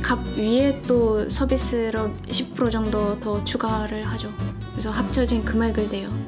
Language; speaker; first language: Korean; non-native, fluent; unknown